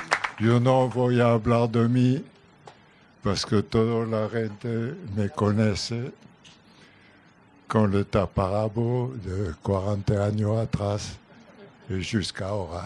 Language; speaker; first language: Spanish; non-native, learner; French